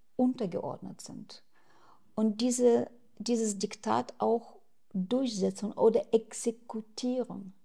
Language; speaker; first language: German; non-native, fluent; Russian